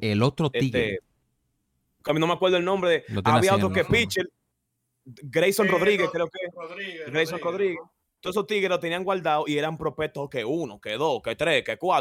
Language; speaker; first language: Spanish; native; Spanish